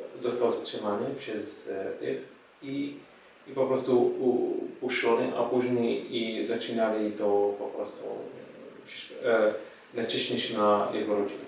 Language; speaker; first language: Polish; non-native, learner; Arabic